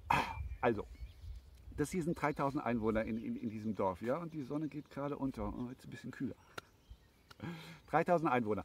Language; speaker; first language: German; native; German